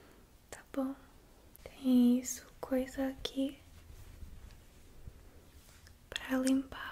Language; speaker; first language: Portuguese; non-native, learner; English